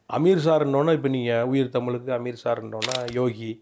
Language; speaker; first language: Tamil; native; Tamil